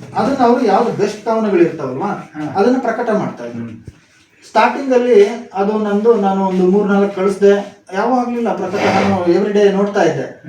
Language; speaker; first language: Kannada; native; Kannada